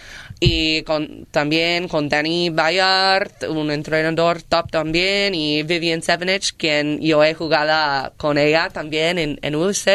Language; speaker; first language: Spanish; non-native, learner; English